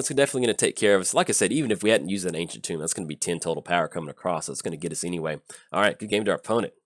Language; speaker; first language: English; native; English